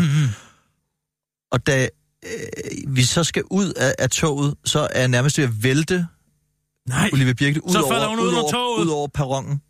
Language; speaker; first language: Danish; native; Danish